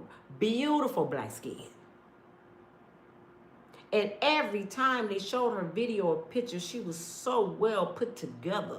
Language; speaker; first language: English; native; English